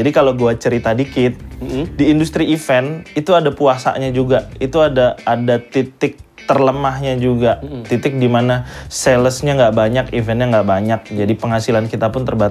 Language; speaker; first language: Indonesian; native; Indonesian